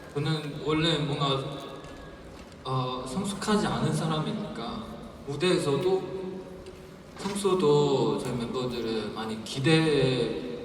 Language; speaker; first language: Korean; non-native, fluent; Chinese